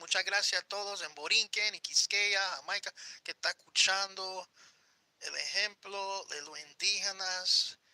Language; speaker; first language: Spanish; early bilingual, heritage; Spanish